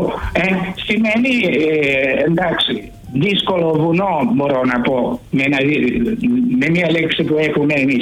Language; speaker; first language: Greek; early bilingual, heritage; Greek